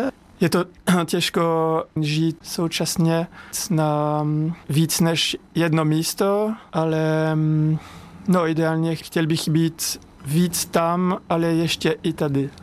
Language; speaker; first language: Czech; non-native, learner; French